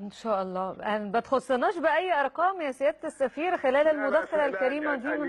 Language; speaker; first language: Arabic; native; Arabic